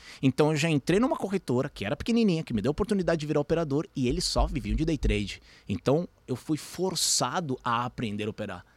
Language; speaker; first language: Portuguese; early bilingual, other home language; Spanish